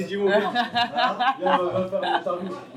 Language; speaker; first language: French; native; French